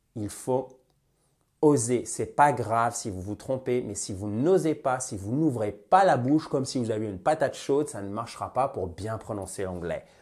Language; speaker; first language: French; native; French